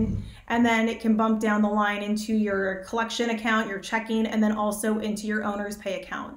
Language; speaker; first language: English; native; English